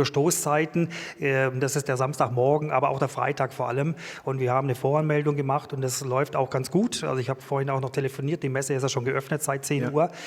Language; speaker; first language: German; native; German